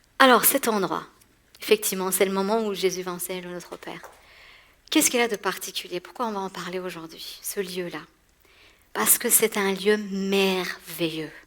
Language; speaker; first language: French; early bilingual, other home language; Persian